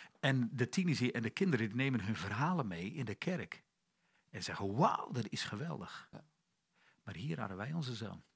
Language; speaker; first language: Dutch; native; Dutch